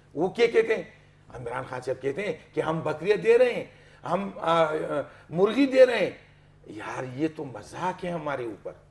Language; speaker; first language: Urdu; non-native, local second language; Pashto